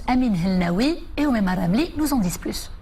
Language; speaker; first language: French; non-native, local second language; Arabic